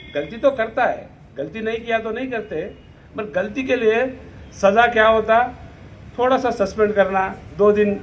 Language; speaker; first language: Hindi; non-native, local second language; Lambadi